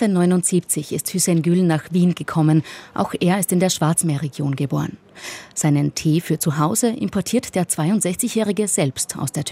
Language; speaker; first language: German; native; German